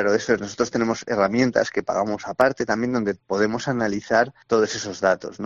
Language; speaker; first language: Spanish; native; Spanish